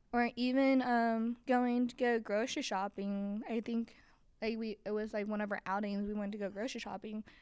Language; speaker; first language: English; early bilingual, other home language; Chinese